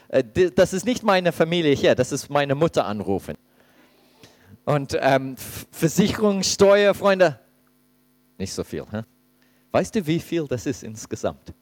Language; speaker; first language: German; non-native, fluent; English